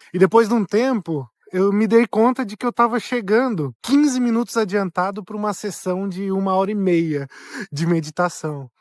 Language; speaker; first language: Portuguese; native; Portuguese